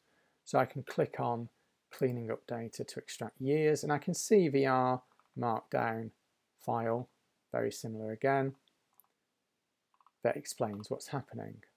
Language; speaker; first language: English; native; English